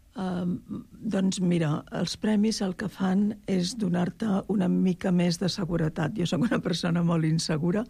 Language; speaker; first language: Catalan; native; Catalan